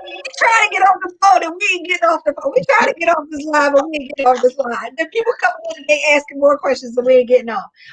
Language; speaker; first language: English; native; English